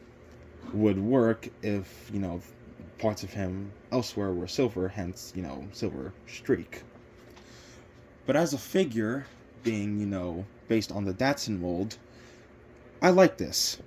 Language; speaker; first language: English; native; English